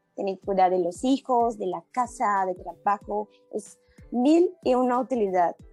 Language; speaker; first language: Spanish; non-native, learner; Portuguese